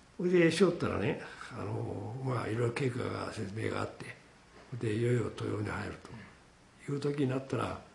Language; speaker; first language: Japanese; native; Japanese